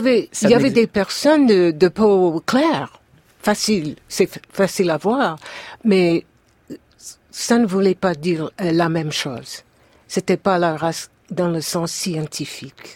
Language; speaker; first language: French; non-native, fluent; English